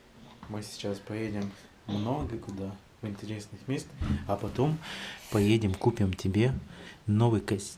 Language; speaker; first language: Russian; native; Russian